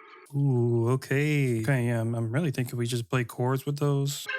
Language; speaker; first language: English; native; English